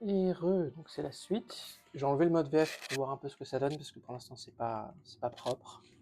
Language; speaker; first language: French; native; French